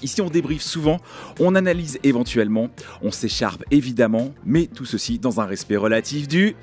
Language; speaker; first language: French; native; French